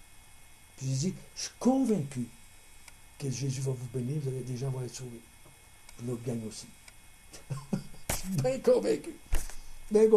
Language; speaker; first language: French; native; French